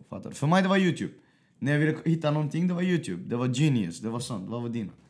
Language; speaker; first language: Swedish; early bilingual, other home language; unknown